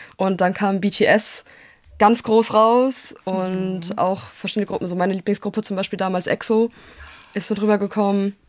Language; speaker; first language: German; native; German